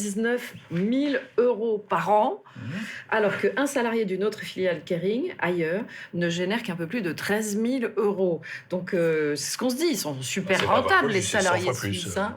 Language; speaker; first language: French; native; French